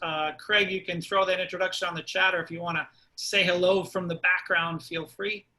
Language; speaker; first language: English; native; English